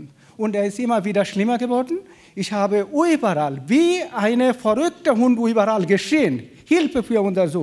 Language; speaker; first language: German; non-native, fluent; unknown